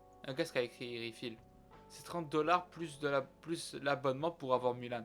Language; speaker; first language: French; native; French